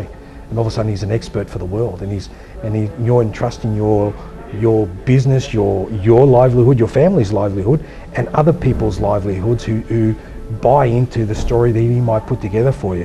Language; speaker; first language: English; native; English